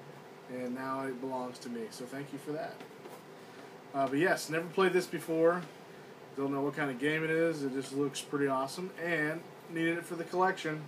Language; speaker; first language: English; native; English